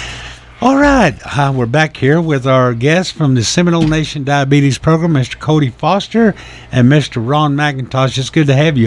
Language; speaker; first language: English; native; English